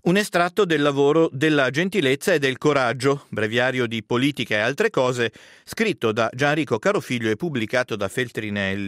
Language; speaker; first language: Italian; native; Italian